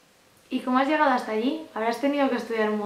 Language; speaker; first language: Spanish; native; Spanish